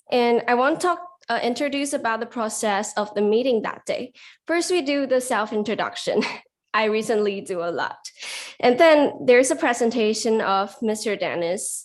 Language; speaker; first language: English; non-native, learner; Chinese